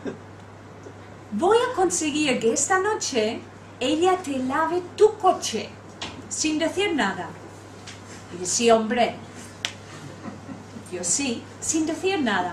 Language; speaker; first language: Spanish; non-native, fluent; English